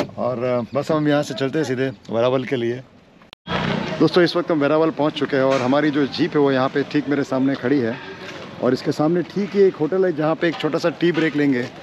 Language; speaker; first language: Hindi; native; Hindi